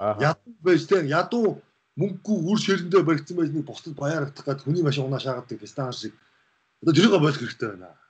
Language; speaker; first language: Mongolian; native; Mongolian